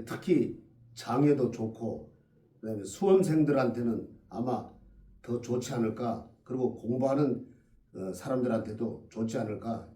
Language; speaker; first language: Korean; native; Korean